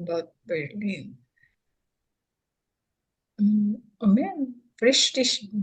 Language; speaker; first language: German; non-native, learner; Filipino